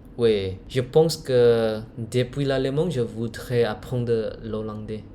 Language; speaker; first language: French; non-native, learner; Indonesian